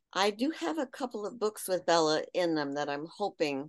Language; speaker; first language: English; native; English